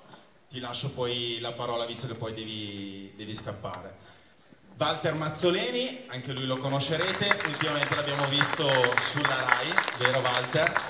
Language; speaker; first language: Italian; native; Italian